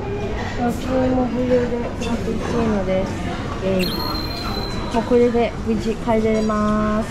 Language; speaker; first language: Japanese; native; Japanese